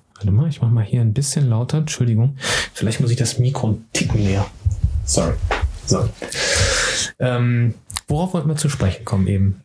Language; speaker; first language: German; early bilingual, other home language; Turkish